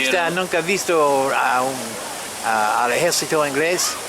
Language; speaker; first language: Spanish; non-native, fluent; French